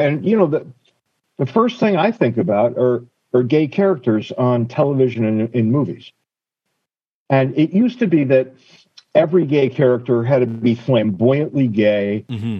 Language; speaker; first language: English; native; English